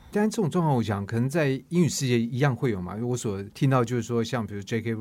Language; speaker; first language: Chinese; native; Chinese